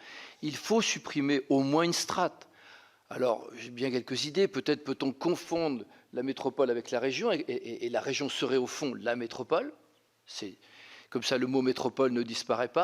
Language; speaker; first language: French; native; French